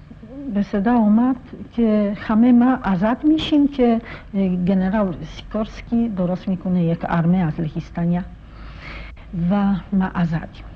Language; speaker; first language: Persian; non-native, fluent; Polish